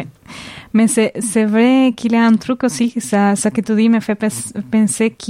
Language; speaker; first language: French; non-native, fluent; Spanish